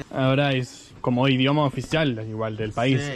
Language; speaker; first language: Spanish; non-native, learner; Danish